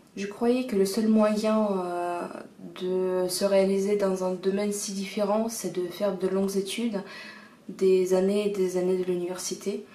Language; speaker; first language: French; non-native, fluent; Russian